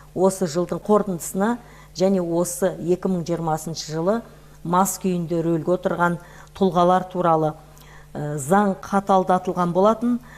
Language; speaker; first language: Kazakh; native; Kazakh